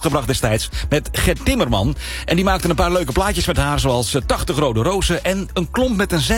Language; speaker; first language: Dutch; native; Dutch